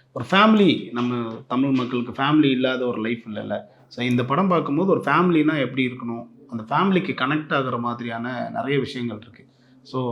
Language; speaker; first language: Tamil; native; Tamil